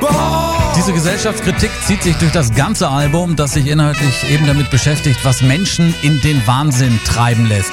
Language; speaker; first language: German; native; German